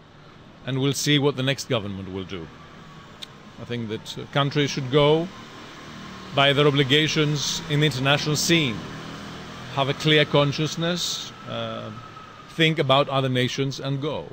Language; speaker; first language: English; non-native, fluent; Greek